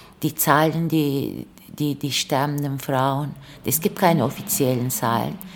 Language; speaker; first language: German; non-native, fluent; Turkish